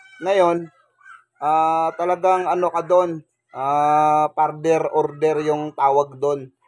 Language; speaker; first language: Filipino; native; Filipino